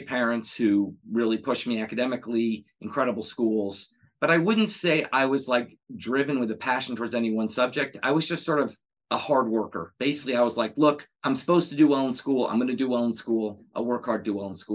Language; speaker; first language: English; native; English